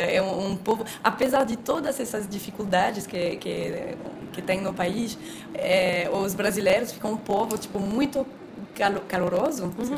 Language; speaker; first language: Portuguese; non-native, fluent; French